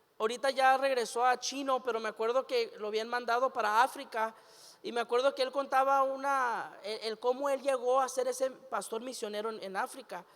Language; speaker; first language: Spanish; early bilingual, heritage; Spanish